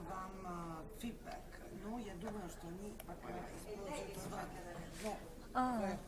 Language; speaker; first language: Russian; non-native, learner; Italian